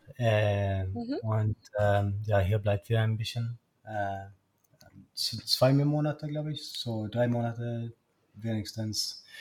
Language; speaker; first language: German; non-native, learner; Swedish